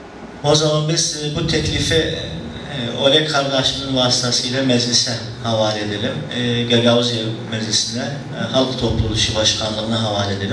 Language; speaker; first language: Turkish; native; Turkish